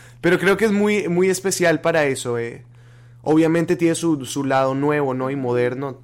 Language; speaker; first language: Spanish; native; Spanish